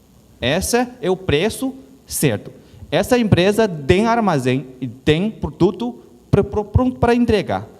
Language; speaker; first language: Portuguese; non-native, learner; Chinese